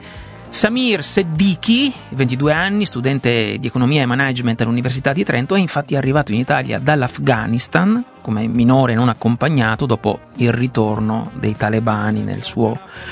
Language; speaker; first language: Italian; native; Italian